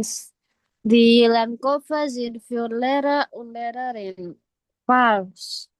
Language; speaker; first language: German; non-native, learner; Indonesian